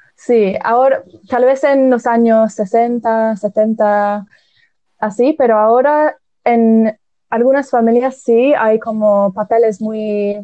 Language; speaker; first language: Spanish; non-native, fluent; English